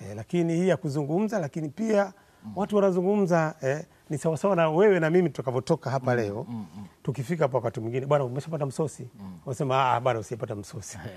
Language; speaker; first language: Swahili; native; Swahili